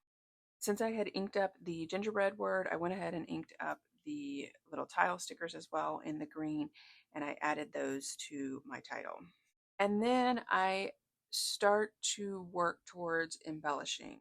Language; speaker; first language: English; native; English